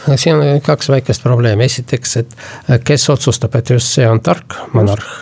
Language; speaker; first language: Estonian; non-native, local second language; Russian